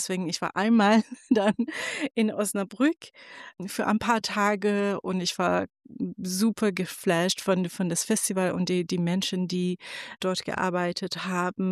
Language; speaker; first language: German; non-native, fluent; Persian